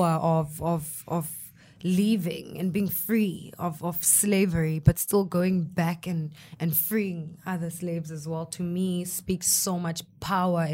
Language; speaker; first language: English; non-native, local second language; Xhosa